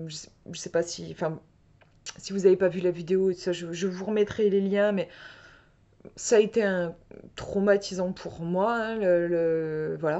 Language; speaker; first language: French; native; French